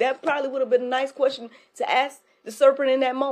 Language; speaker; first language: English; native; English